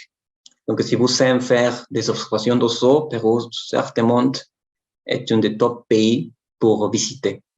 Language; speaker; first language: French; non-native, fluent; Spanish